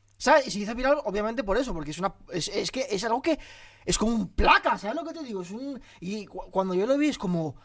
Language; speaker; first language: Spanish; early bilingual, other home language; Arabic